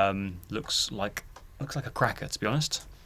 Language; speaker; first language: English; native; English